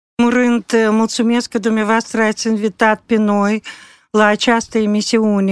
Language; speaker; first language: Romanian; non-native, local second language; Russian